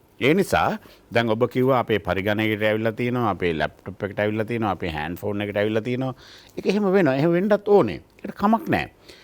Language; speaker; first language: Sinhala; native; Sinhala